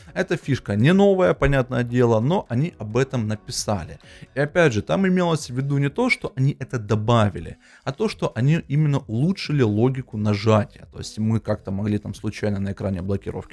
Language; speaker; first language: Russian; native; Russian